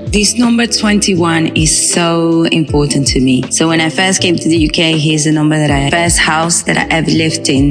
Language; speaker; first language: English; non-native, fluent; Spanish